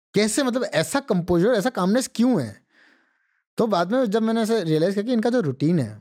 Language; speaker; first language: Hindi; non-native, local second language; Odia